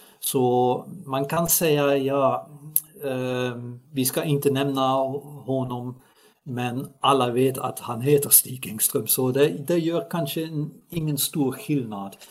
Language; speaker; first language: Swedish; non-native, fluent; Dutch